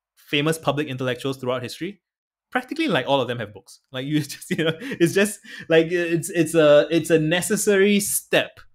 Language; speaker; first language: English; native; English